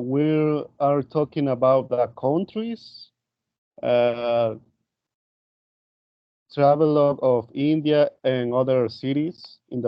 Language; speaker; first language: English; non-native, learner; Spanish